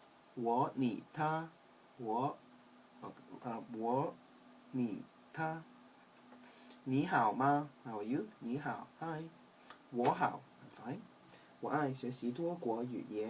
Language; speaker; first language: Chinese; early bilingual, heritage; Chinese